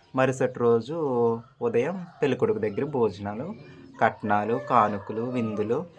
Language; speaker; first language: Telugu; native; Telugu